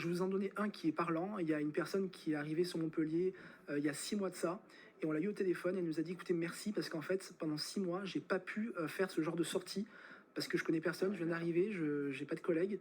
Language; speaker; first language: French; native; French